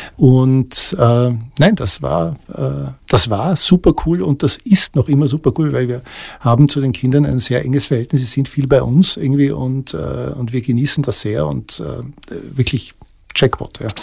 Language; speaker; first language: German; native; German